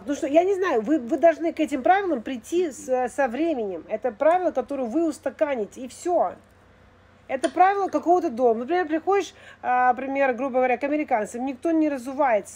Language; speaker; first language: Russian; native; Russian